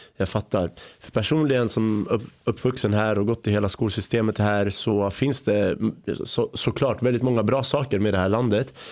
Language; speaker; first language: Swedish; early bilingual, other home language; Arabic